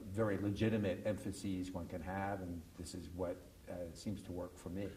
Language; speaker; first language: English; native; English